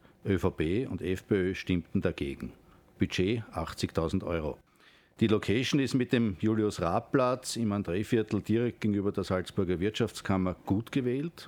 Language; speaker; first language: German; native; German